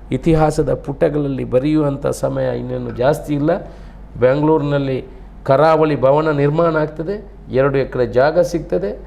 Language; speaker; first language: Kannada; non-native, local second language; Tulu